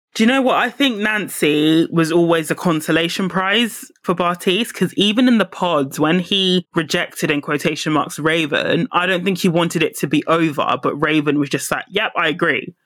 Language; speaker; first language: English; native; English